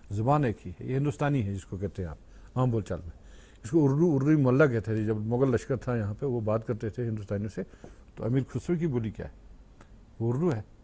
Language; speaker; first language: Urdu; non-native, local second language; Kashmiri